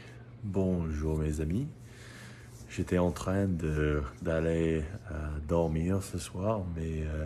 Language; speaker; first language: French; non-native, learner; English